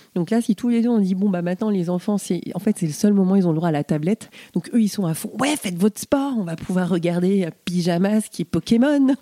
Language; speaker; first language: French; native; French